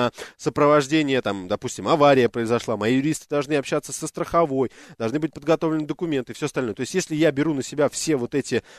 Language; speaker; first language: Russian; native; Russian